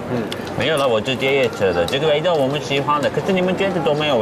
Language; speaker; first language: Chinese; non-native, fluent; Turkish